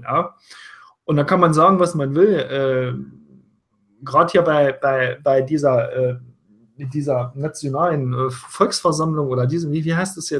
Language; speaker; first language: German; native; German